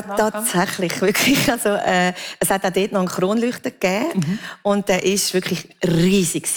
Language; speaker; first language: German; native; German